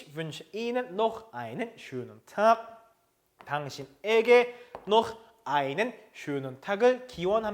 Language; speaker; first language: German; non-native, fluent; Korean